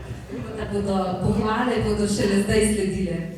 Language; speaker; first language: Slovenian; native; Slovenian